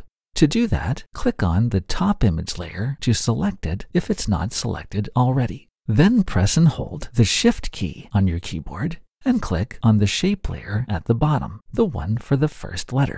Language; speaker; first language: English; native; English